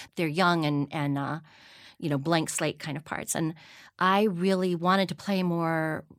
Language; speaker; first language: English; native; English